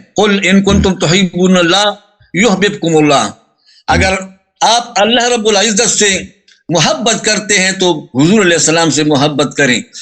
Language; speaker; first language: Urdu; non-native, local second language; Pashto